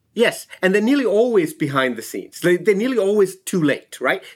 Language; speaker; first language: English; non-native, local second language; Tamil